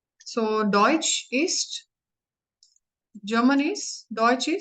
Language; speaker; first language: German; non-native, learner; Hindi